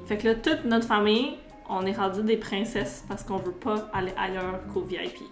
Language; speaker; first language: French; native; French